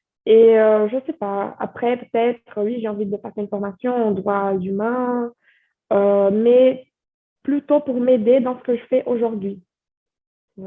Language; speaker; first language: French; non-native, fluent; Portuguese